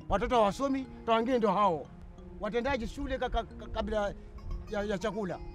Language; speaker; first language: Swahili; non-native, local second language; Giryama